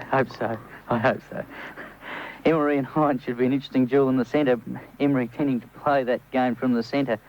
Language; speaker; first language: English; native; English